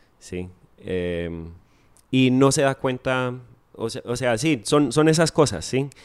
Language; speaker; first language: Spanish; non-native, fluent; English